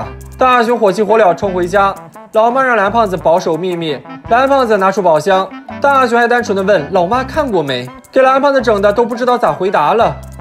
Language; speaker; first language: Chinese; native; Chinese